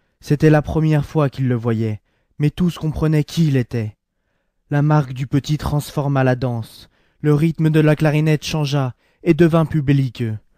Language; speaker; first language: French; native; French